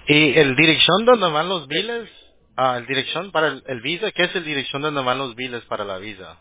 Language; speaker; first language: Spanish; early bilingual, heritage; Spanish